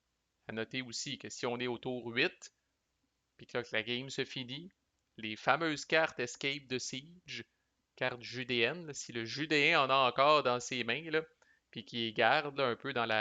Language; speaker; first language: French; native; French